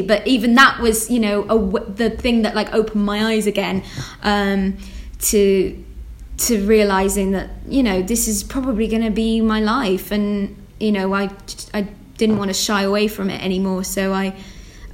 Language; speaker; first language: English; native; English